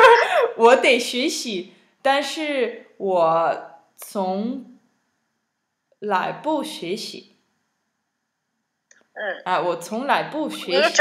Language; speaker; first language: Chinese; non-native, learner; English